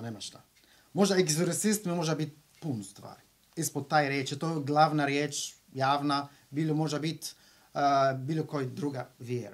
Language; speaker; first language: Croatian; non-native, learner; Arabic